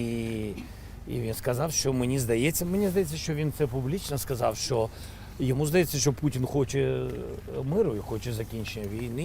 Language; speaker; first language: Ukrainian; non-native, local second language; Russian